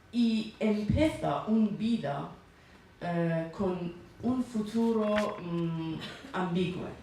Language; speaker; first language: Spanish; non-native, learner; Persian